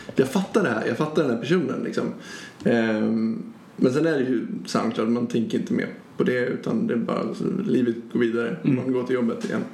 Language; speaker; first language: Swedish; native; Swedish